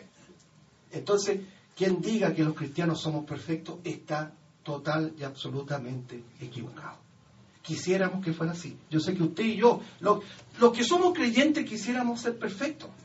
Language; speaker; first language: Spanish; native; Spanish